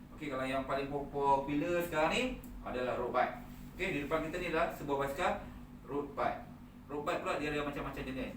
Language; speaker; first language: Malay; native; Malay